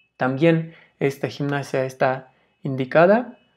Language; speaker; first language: Spanish; non-native, fluent; Russian